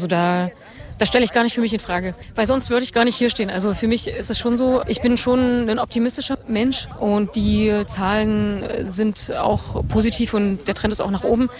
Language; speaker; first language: German; native; German